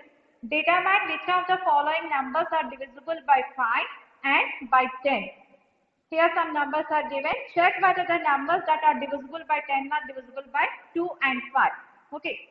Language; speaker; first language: English; non-native, local second language; Telugu